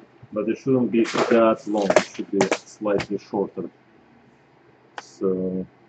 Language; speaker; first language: English; non-native, fluent; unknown